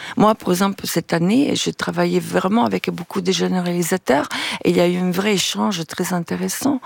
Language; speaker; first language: French; non-native, fluent; Italian